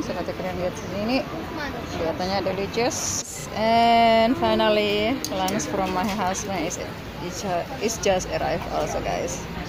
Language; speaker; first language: English; non-native, learner; Indonesian